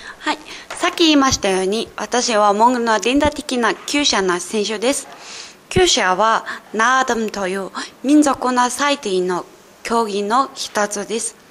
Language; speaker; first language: Japanese; non-native, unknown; Mongolian